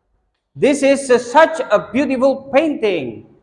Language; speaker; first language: English; non-native, fluent; Indonesian